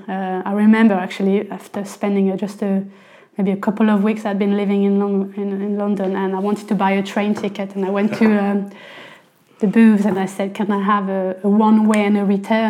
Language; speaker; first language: English; non-native, fluent; French